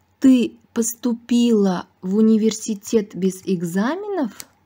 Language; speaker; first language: Russian; non-native, fluent; Uzbek